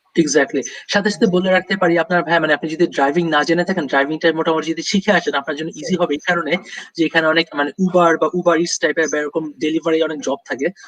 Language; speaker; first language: Bangla; native; Bangla